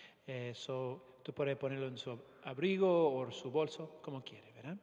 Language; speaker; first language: Spanish; non-native, fluent; English